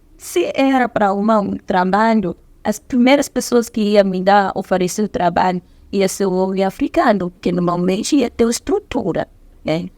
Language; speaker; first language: Portuguese; non-native, fluent; Zulu